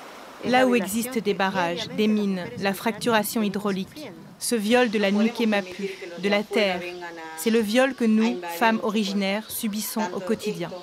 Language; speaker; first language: French; native; French